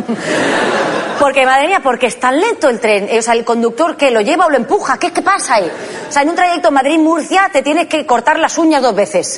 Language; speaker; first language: Spanish; native; Spanish